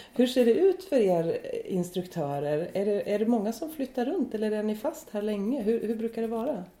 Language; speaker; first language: Swedish; native; Swedish